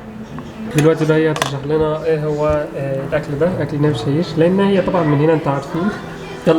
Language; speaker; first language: Arabic; native; Arabic